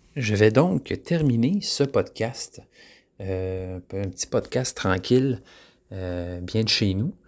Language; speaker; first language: French; native; French